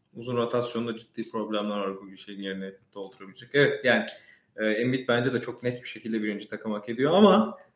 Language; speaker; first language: Turkish; native; Turkish